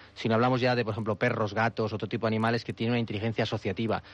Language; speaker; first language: Spanish; native; Spanish